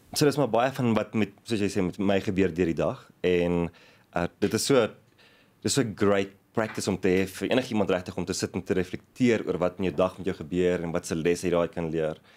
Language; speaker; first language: Afrikaans; native; Afrikaans